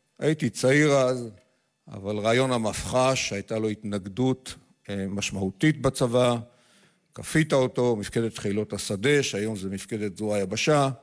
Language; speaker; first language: Hebrew; native; Hebrew